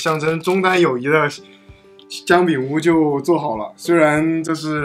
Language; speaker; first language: Chinese; native; Chinese